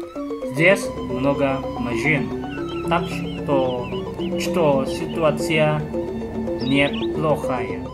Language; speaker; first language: Russian; non-native, learner; Indonesian